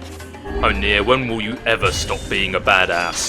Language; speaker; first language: English; native; English